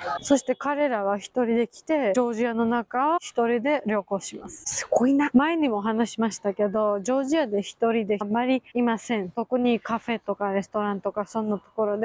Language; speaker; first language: Japanese; non-native, learner; Georgian